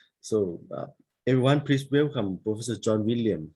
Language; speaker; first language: English; non-native, learner; Thai